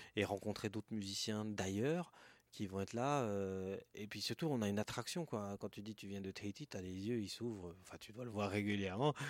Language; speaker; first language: French; native; French